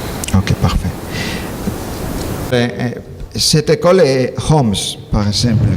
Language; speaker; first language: French; non-native, learner; Spanish